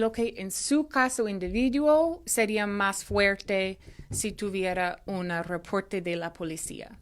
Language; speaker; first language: Spanish; non-native, fluent; English